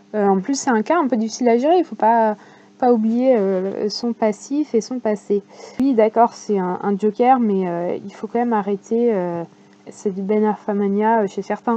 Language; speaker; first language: French; native; French